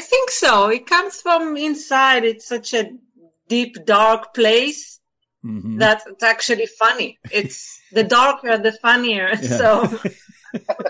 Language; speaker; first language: English; non-native, fluent; Hebrew